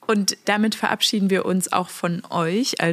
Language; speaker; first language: German; native; German